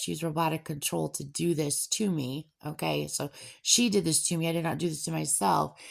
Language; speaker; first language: English; native; English